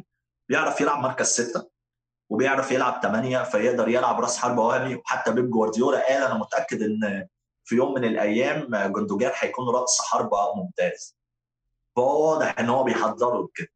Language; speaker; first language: Arabic; native; Arabic